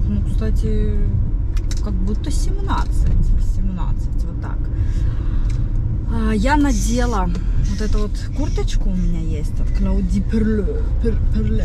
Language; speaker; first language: Russian; native; Russian